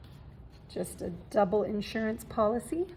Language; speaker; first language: English; native; English